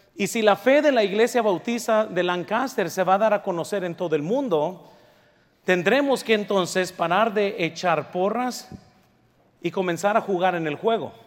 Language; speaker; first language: Spanish; early bilingual, heritage; Spanish